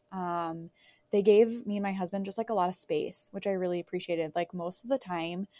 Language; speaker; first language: English; native; English